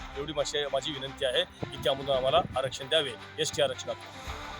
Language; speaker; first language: Marathi; non-native, local second language; Lambadi